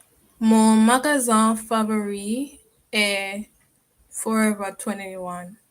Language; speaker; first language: French; non-native, learner; English